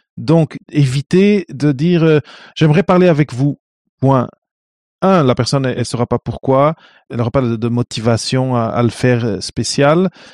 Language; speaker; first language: French; non-native, fluent; Portuguese